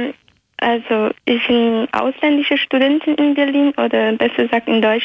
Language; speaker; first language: German; non-native, fluent; Chinese